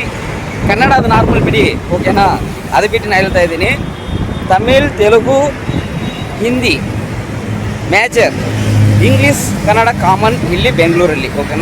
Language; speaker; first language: Kannada; non-native, local second language; Tamil